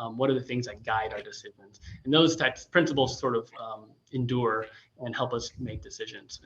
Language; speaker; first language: English; native; English